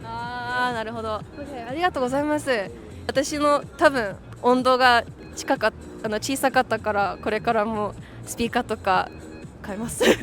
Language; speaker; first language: Japanese; non-native, learner; English